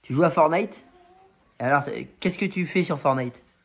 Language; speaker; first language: French; native; French